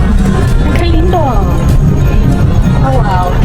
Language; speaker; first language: Spanish; non-native, learner; Polish